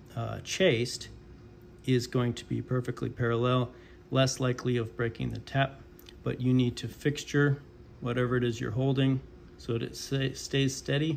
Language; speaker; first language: English; native; English